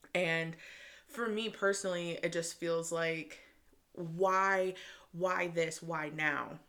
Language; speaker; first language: English; native; English